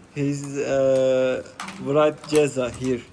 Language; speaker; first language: English; non-native, learner; Turkish